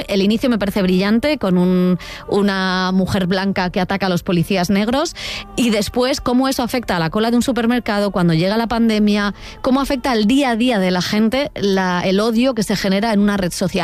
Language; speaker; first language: Spanish; native; Spanish